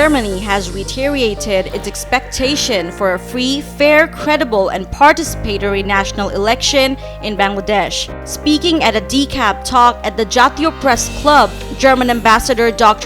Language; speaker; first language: English; non-native, local second language; Bangla